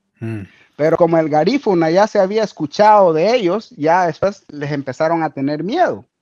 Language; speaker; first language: Spanish; native; Spanish